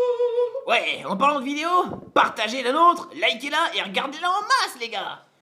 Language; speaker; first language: French; native; French